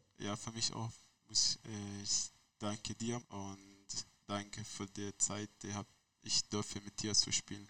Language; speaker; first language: German; non-native, learner; Arabic